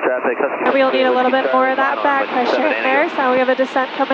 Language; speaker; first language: English; native; English